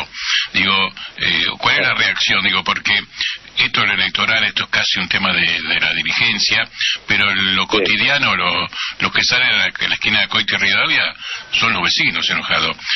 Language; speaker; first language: Spanish; native; Spanish